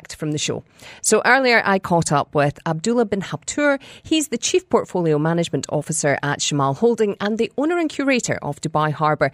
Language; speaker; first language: English; native; English